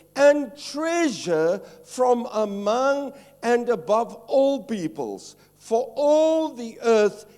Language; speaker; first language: English; non-native, local second language; Afrikaans